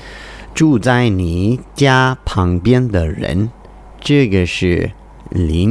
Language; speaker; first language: Chinese; non-native, learner; English